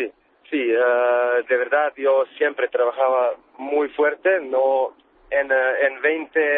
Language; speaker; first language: Spanish; non-native, fluent; Serbian